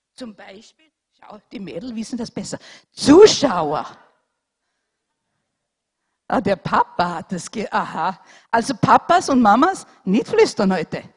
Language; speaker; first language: German; non-native, fluent; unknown